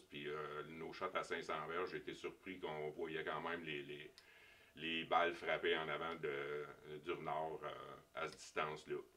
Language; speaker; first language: French; native; French